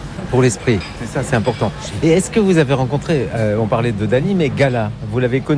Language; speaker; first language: French; native; French